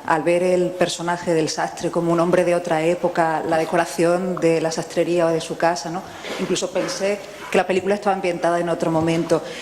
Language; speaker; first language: Spanish; native; Spanish